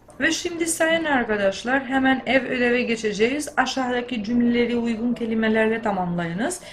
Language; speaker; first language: Turkish; non-native, fluent; Albanian